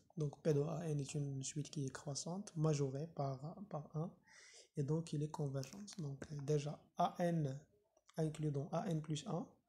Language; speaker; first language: French; non-native, local second language; Arabic